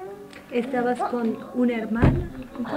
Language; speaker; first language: Spanish; non-native, fluent; English